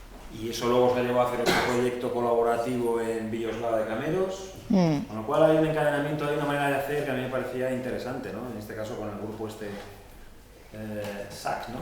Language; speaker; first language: Spanish; native; Spanish